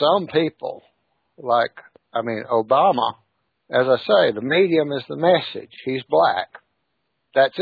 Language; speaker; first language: English; native; English